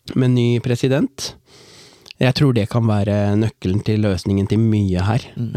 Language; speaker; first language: Norwegian; early bilingual, other home language; Tamil